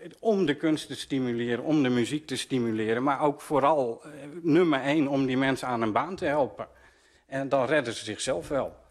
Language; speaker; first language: Dutch; native; Dutch